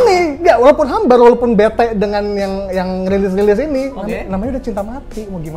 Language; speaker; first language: Indonesian; native; Indonesian